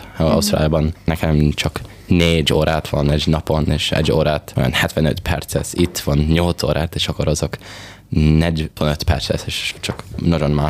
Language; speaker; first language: Hungarian; early bilingual, heritage; English